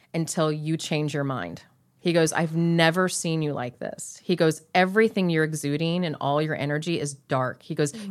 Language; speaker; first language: English; native; English